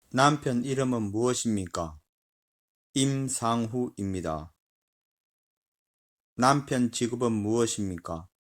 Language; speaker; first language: Korean; non-native, learner; Filipino